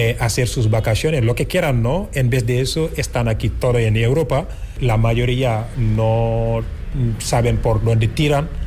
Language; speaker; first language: Spanish; non-native, fluent; Wolof